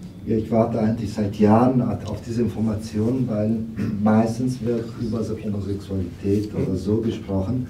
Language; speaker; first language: German; non-native, fluent; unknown